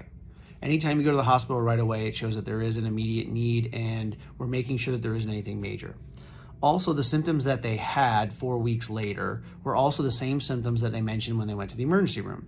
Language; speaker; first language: English; native; English